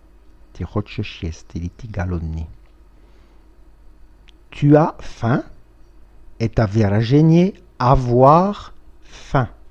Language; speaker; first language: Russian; non-native, fluent; French